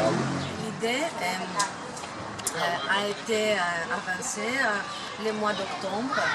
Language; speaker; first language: French; non-native, fluent; Greek